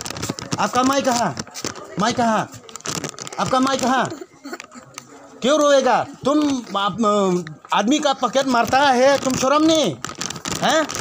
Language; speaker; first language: Hindi; non-native, local second language; Khasi